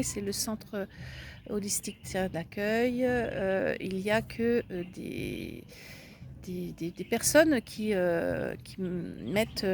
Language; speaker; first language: French; native; French